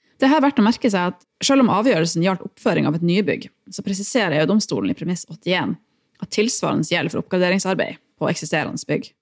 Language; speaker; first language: Norwegian; native; Norwegian